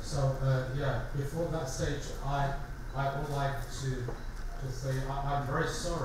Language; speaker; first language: English; non-native, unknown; Chinese